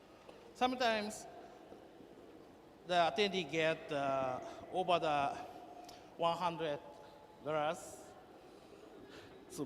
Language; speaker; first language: English; non-native, learner; Japanese